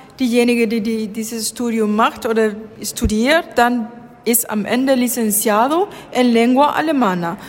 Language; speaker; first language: German; non-native, fluent; Spanish